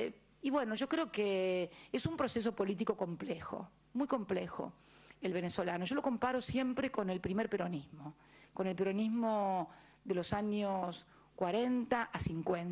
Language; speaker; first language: Spanish; native; Spanish